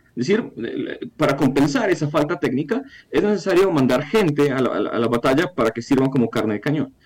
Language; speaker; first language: Spanish; non-native, fluent; Ukrainian